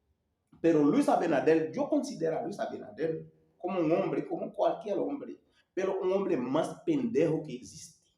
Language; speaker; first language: Spanish; non-native, learner; Haitian Creole